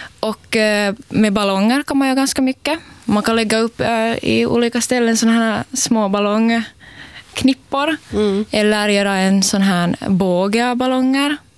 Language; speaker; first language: Swedish; native; Swedish